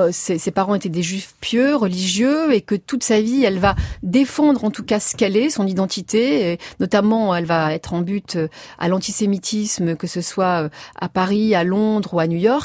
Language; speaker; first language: French; native; French